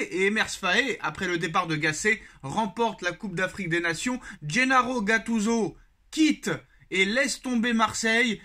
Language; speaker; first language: French; native; French